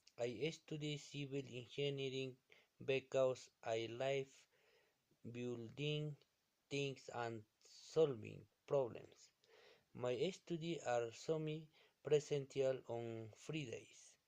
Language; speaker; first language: English; non-native, learner; Spanish